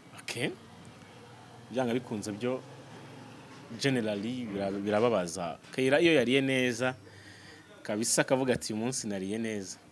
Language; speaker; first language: Kinyarwanda; native; Kinyarwanda